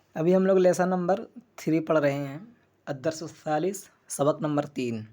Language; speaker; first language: Urdu; native; Urdu